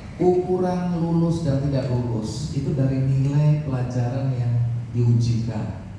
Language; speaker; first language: Indonesian; native; Indonesian